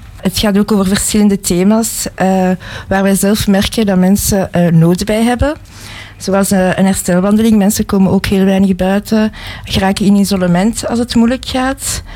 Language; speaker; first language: Dutch; native; Dutch